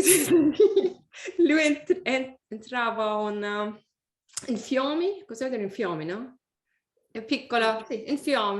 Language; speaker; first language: Italian; non-native, learner; English